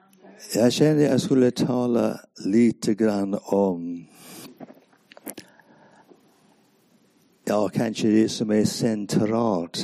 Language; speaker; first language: Swedish; non-native, fluent; English